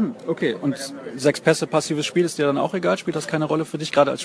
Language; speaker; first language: German; native; German